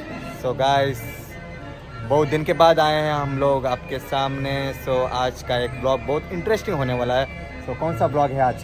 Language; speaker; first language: Hindi; non-native, local second language; Kannada